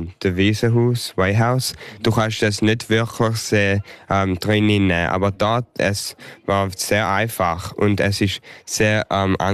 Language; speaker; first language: German; early bilingual, heritage; English